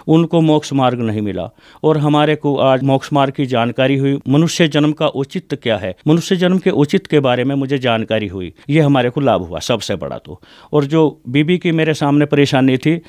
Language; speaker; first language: Hindi; native; Hindi